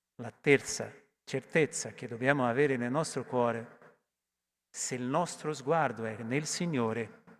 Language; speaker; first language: Italian; non-native, learner; Portuguese